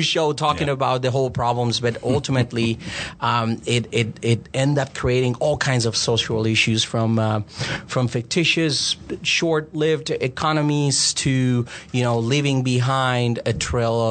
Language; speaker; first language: English; non-native, fluent; Spanish